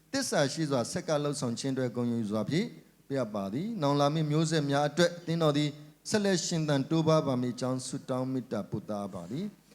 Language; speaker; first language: Burmese; non-native, local second language; S'gaw Karen